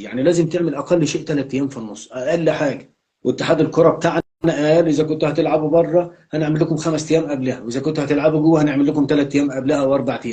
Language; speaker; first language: Arabic; native; Arabic